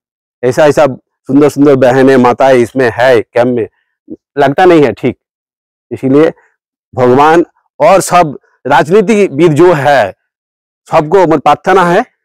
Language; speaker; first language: Hindi; non-native, local second language; Bangla